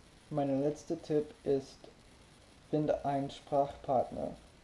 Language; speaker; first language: German; non-native, learner; English